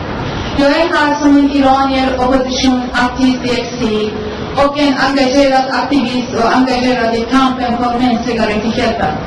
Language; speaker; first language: Swedish; non-native, fluent; Persian